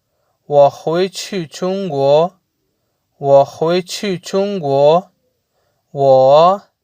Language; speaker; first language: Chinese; non-native, learner; Urdu